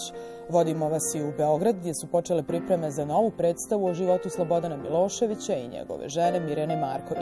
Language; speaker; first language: Serbian; native; Serbian